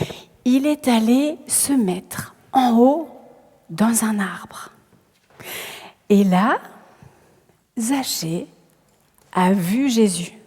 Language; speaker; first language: French; native; French